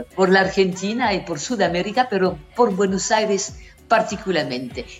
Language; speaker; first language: Spanish; non-native, learner; French